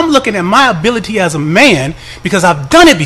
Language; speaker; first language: English; native; English